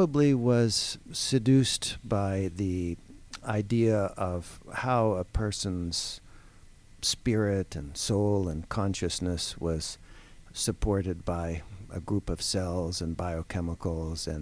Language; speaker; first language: English; native; English